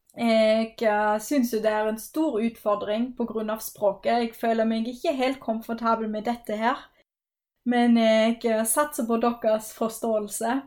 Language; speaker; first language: Norwegian; non-native, fluent; German